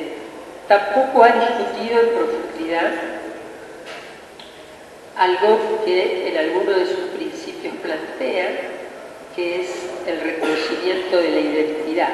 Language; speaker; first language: Spanish; native; Spanish